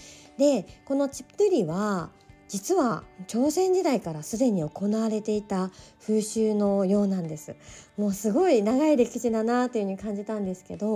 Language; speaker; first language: Japanese; native; Japanese